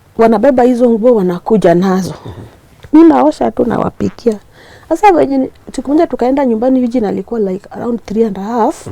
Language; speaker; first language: Swahili; non-native, local second language; Luo (Kenya and Tanzania)